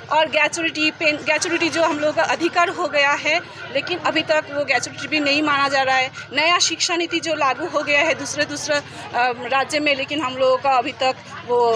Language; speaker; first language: Hindi; non-native, local second language; Bangla